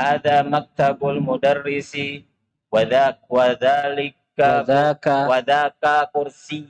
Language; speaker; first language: Arabic; non-native, learner; Indonesian